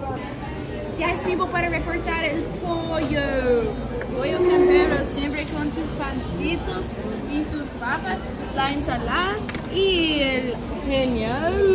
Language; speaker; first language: Spanish; non-native, fluent; English